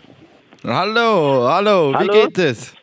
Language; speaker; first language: German; native; German